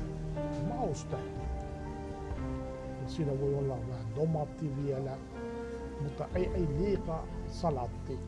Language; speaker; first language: Finnish; non-native, learner; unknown